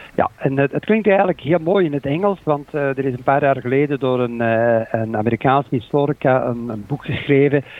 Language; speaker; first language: Dutch; native; Dutch